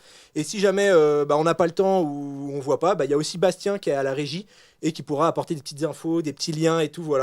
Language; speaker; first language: French; native; French